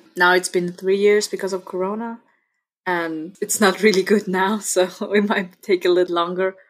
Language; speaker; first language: English; non-native, fluent; German